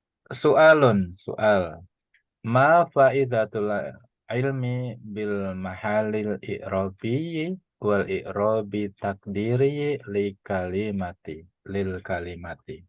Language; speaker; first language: Arabic; non-native, fluent; Indonesian